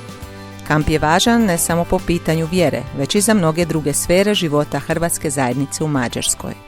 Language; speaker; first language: Croatian; native; Croatian